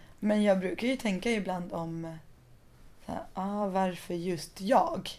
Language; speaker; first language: Swedish; early bilingual, other home language; Persian